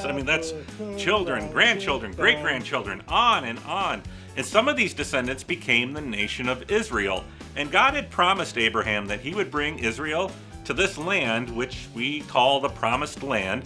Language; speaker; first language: English; native; English